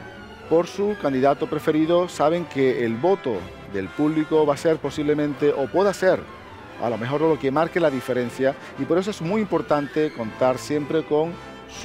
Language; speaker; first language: Spanish; native; Spanish